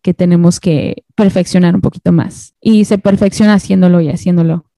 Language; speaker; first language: Spanish; native; Spanish